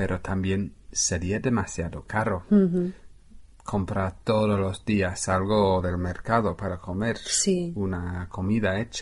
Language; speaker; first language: Spanish; non-native, fluent; English